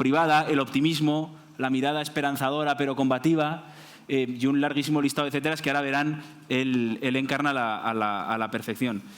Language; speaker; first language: Spanish; native; Spanish